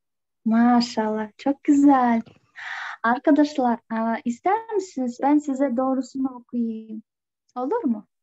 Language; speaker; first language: Turkish; non-native, fluent; Kyrgyz